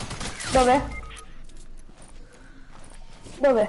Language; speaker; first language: Italian; native; Italian